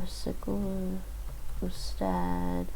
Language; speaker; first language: Spanish; non-native, learner; English